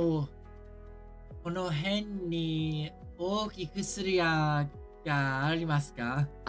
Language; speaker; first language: Japanese; non-native, learner; English